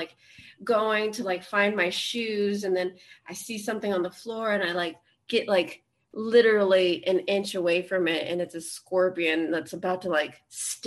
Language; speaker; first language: English; native; English